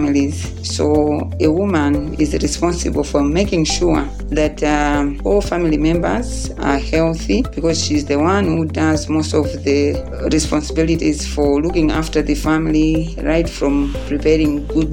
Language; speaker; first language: English; non-native, local second language; Nyanja